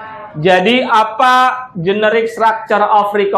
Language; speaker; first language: English; non-native, learner; Indonesian